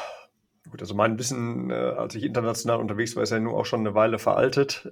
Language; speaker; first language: German; native; German